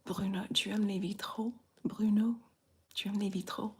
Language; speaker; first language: French; non-native, fluent; English